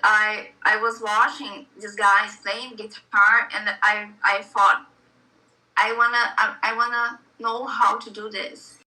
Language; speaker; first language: English; non-native, learner; Portuguese